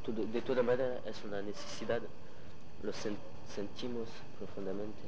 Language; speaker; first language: Spanish; non-native, learner; French